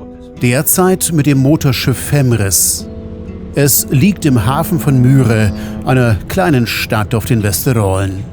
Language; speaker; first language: German; native; German